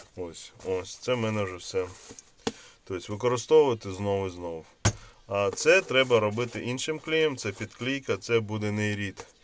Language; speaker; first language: Ukrainian; non-native, local second language; Russian